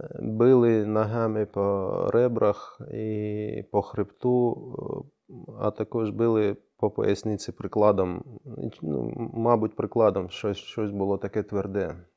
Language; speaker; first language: Ukrainian; non-native, local second language; Crimean Tatar